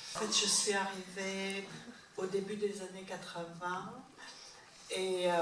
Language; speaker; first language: French; non-native, fluent; Czech